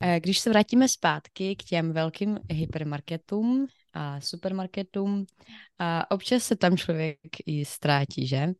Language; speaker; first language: Czech; non-native, fluent; Ukrainian